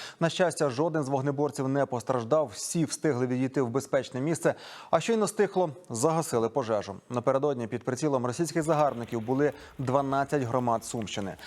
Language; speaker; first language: Ukrainian; native; Ukrainian